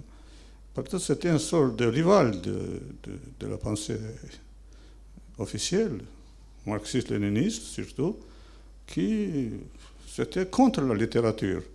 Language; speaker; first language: French; non-native, fluent; Albanian